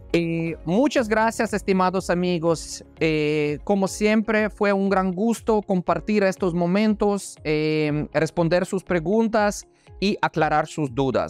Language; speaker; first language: Spanish; non-native, fluent; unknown